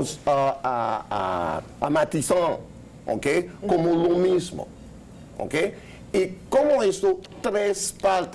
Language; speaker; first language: Spanish; non-native, learner; Haitian Creole